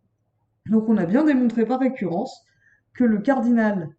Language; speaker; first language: French; native; French